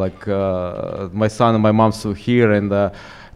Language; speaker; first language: English; non-native, fluent; Ukrainian